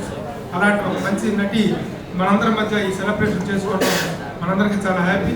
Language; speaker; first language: Telugu; native; Telugu